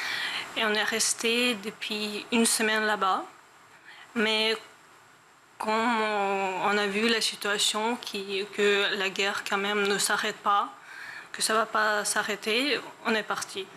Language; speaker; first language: French; non-native, learner; Ukrainian